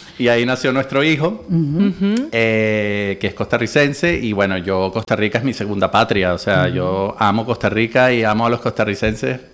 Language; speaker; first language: Spanish; native; Spanish